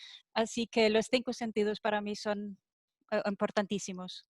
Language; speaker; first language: Spanish; non-native, fluent; German